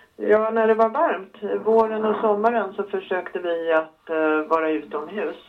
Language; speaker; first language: Swedish; native; Swedish